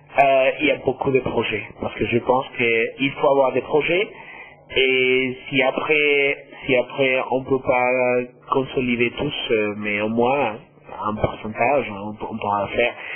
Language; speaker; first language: French; non-native, fluent; Spanish